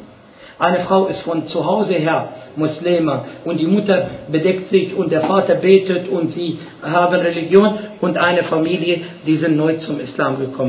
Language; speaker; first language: German; non-native, fluent; Arabic